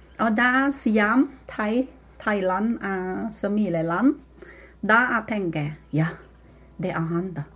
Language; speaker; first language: Norwegian; non-native, learner; Thai